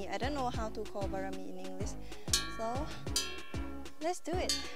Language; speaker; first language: English; non-native, learner; Thai